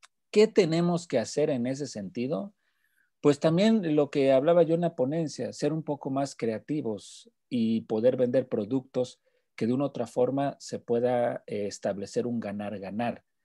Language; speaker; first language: Spanish; native; Spanish